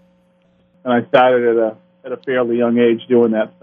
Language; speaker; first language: English; native; English